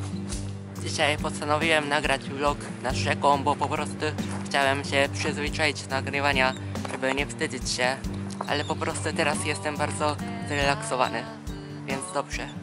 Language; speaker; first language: Polish; non-native, fluent; Japanese